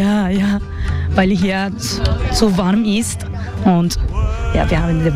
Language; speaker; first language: German; non-native, learner; Spanish